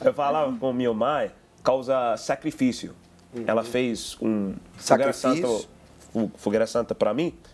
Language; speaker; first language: Portuguese; non-native, learner; English